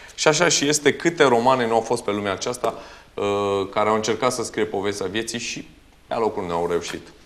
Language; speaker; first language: Romanian; native; Romanian